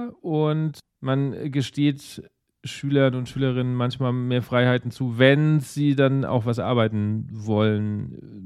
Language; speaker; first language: German; native; German